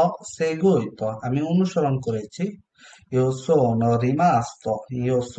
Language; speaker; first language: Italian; non-native, learner; Bangla